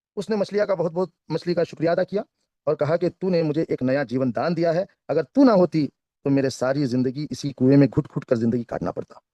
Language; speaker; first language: Hindi; non-native, local second language; Kannada